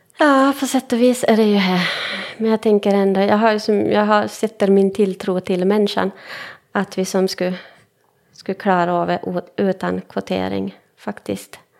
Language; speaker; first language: Swedish; native; Swedish